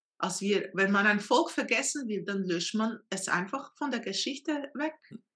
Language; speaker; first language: German; non-native, fluent; Portuguese